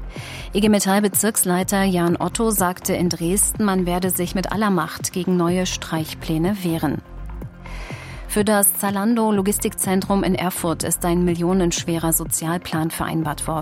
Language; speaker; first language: German; native; German